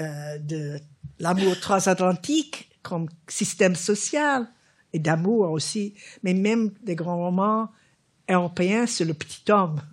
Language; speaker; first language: French; non-native, fluent; English